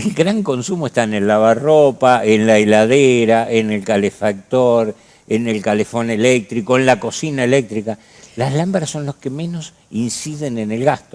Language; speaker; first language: Spanish; native; Spanish